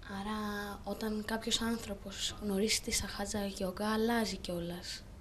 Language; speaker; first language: Greek; native; Greek